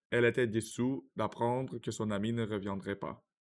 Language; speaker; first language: French; non-native, learner; Russian